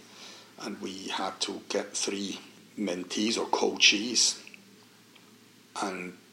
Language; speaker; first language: English; non-native, fluent; Swiss German